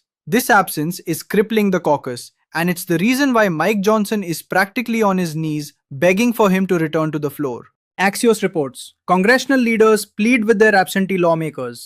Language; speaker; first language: English; native; English